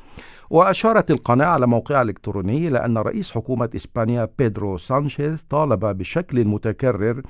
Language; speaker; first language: Arabic; native; Arabic